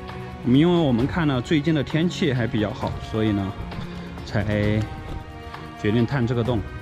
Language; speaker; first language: Chinese; native; Chinese